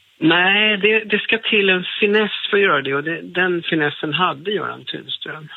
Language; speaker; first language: Swedish; native; Swedish